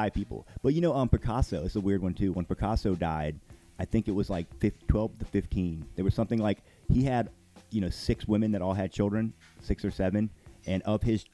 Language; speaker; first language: English; native; English